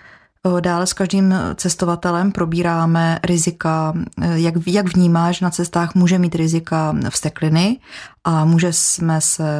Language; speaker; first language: Czech; native; Czech